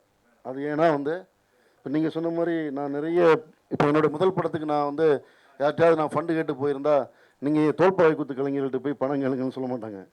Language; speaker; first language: Tamil; native; Tamil